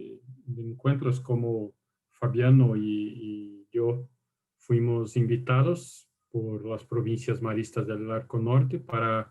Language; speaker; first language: Spanish; non-native, fluent; Portuguese